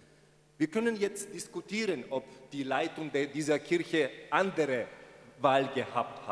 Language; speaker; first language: German; non-native, fluent; Ukrainian